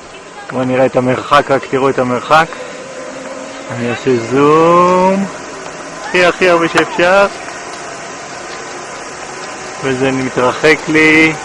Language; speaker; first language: Hebrew; native; Hebrew